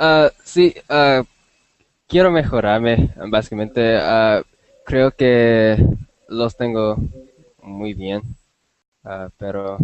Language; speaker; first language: Spanish; non-native, learner; English